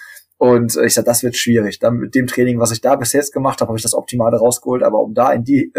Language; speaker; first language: German; native; German